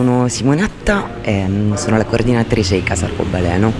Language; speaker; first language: Italian; native; Italian